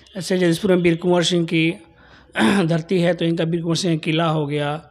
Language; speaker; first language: Hindi; native; Hindi